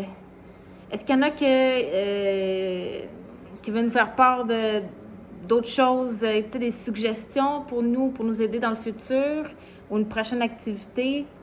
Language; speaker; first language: French; native; French